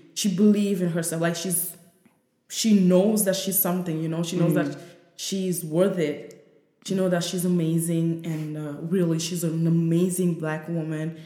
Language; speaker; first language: English; non-native, fluent; Italian